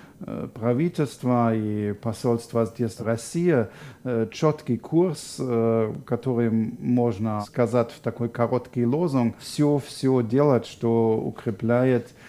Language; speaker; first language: Russian; non-native, fluent; German